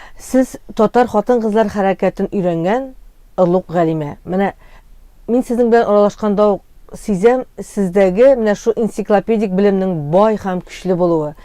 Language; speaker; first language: Tatar; native; Tatar